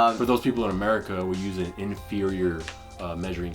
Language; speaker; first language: English; native; English